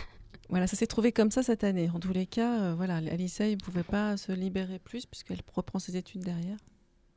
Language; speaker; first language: French; native; French